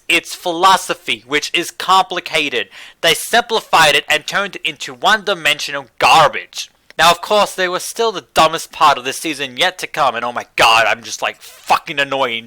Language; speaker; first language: English; native; English